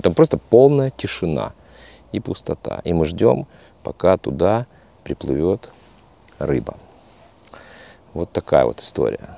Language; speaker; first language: Russian; native; Russian